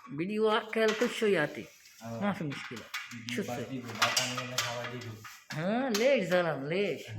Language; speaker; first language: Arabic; non-native, learner; Bangla